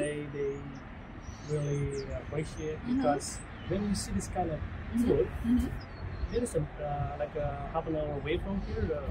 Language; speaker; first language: English; non-native, learner; Indonesian